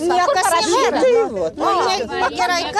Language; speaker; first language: Lithuanian; non-native, local second language; Russian